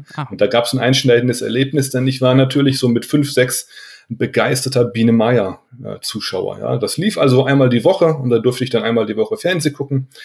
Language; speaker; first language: German; native; German